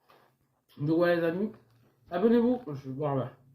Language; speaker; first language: French; native; French